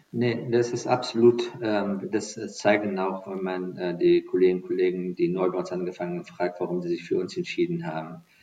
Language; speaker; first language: German; non-native, fluent; Persian